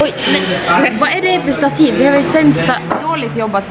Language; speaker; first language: Swedish; native; Swedish